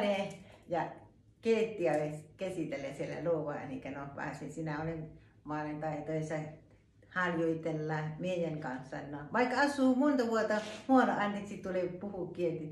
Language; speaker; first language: Finnish; non-native, learner; Thai